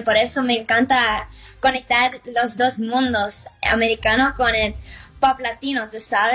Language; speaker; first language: Spanish; early bilingual, heritage; Spanish